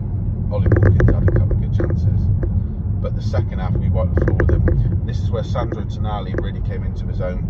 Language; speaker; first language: English; native; English